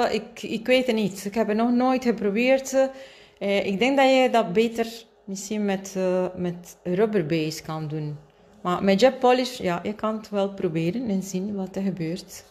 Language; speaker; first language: Dutch; non-native, fluent; Spanish